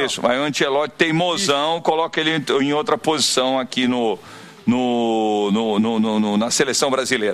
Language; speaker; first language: Portuguese; native; Portuguese